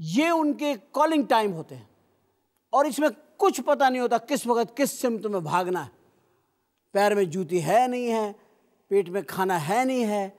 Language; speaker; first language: Urdu; native; Urdu